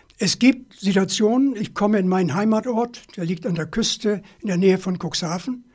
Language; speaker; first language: German; native; German